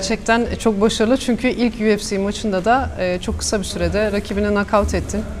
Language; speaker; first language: Turkish; native; Turkish